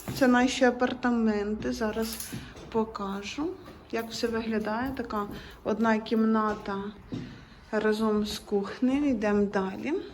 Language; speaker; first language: Ukrainian; non-native, local second language; Russian